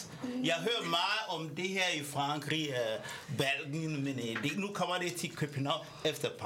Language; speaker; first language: Danish; non-native, fluent; French